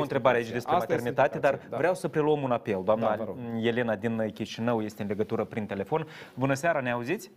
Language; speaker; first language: Romanian; native; Romanian